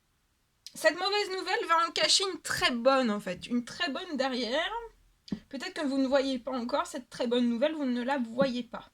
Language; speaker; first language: French; native; French